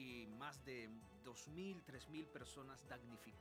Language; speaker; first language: Portuguese; non-native, learner; Spanish